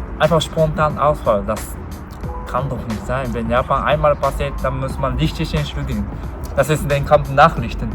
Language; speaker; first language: German; non-native, learner; Japanese